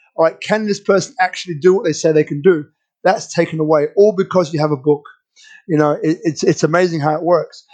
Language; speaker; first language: English; native; English